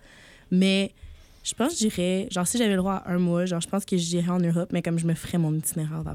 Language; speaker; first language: French; native; French